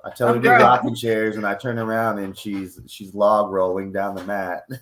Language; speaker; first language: English; native; English